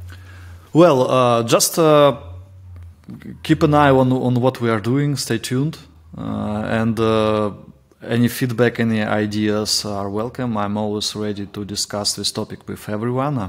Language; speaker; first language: English; non-native, fluent; Russian